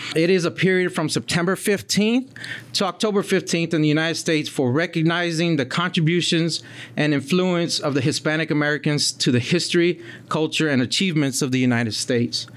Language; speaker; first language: English; early bilingual, other home language; Spanish